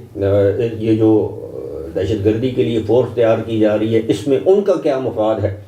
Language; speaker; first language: Urdu; non-native, local second language; Northern Hindko